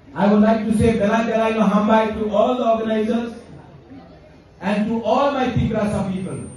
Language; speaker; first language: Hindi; non-native, local second language; Kok Borok